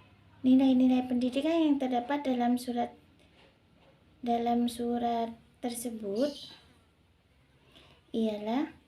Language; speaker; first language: Indonesian; native; Indonesian